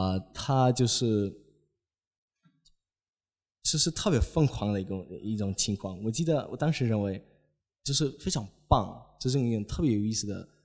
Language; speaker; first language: Chinese; non-native, fluent; Polish